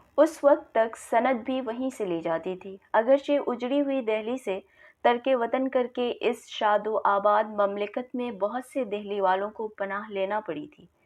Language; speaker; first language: Urdu; native; Urdu